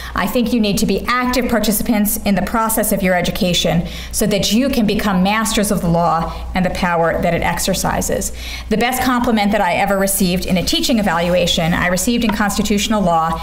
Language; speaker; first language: English; native; English